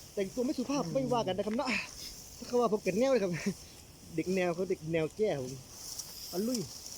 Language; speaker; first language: Thai; native; Thai